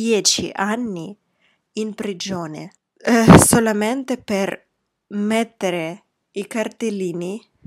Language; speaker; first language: Italian; non-native, fluent; Russian